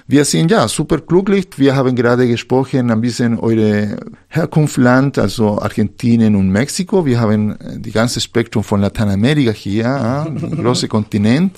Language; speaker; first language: German; non-native, fluent; Spanish